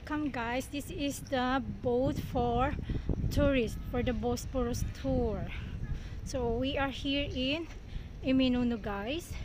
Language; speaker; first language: English; non-native, local second language; Filipino